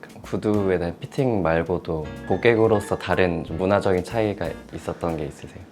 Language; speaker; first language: Korean; native; Korean